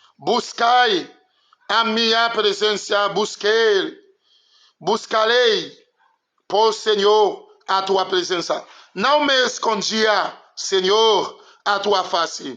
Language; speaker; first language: Portuguese; non-native, learner; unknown